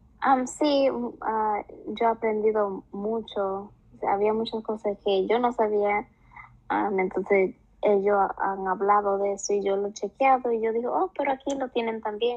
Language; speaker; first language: Spanish; early bilingual, heritage; Spanish